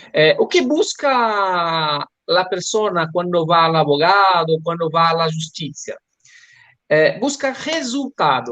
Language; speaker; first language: Spanish; non-native, learner; Portuguese